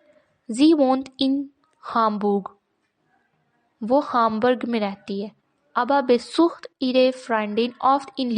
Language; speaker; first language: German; non-native, fluent; Urdu